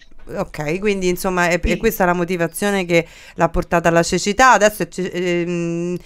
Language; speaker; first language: Italian; native; Italian